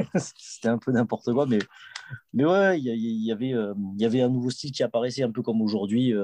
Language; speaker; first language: French; native; French